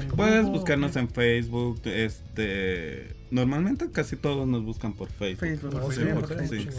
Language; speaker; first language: Spanish; native; Spanish